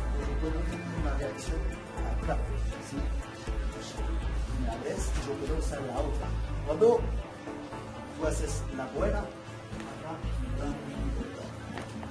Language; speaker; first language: Spanish; non-native, learner; French